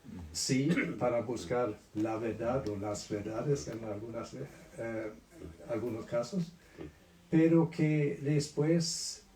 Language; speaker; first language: Spanish; non-native, fluent; Swedish